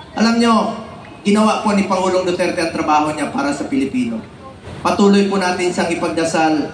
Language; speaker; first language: Filipino; non-native, local second language; Cebuano